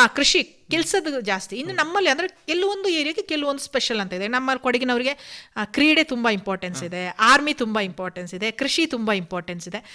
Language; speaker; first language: Kannada; non-native, local second language; Kodava